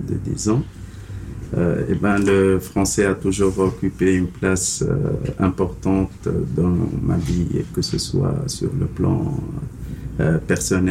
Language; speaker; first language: French; non-native, local second language; Arabic